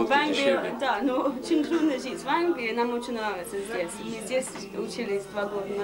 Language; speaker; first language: Russian; non-native, learner; English